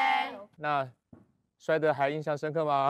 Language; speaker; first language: Chinese; native; Chinese